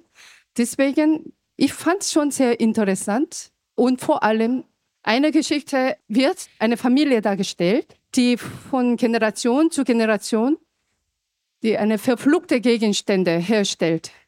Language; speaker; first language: German; non-native, fluent; Korean